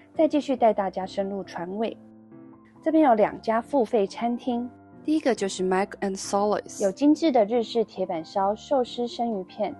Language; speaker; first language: Chinese; native; Chinese